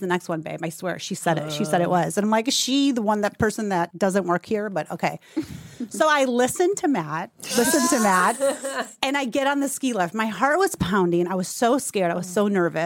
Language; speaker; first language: English; native; English